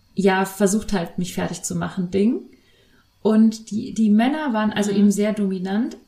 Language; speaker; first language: German; native; German